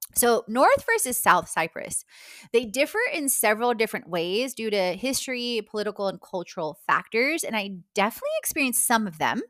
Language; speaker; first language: English; non-native, fluent; Polish